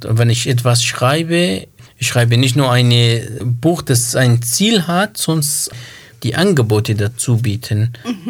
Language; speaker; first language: German; non-native, learner; Kurdish